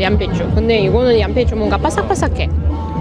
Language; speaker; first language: Korean; non-native, learner; Russian